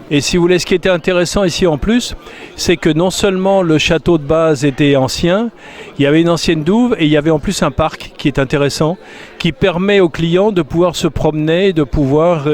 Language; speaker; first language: French; native; French